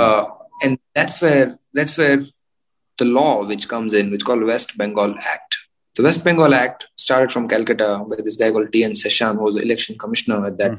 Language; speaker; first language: English; non-native, local second language; Gujarati